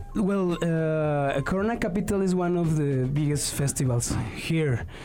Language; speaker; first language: English; non-native, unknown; Spanish